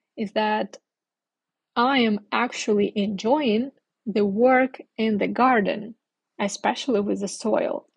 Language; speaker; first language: English; non-native, fluent; Ukrainian